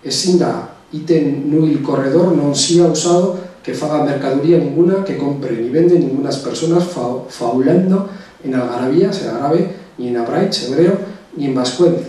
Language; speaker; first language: Spanish; non-native, local second language; Basque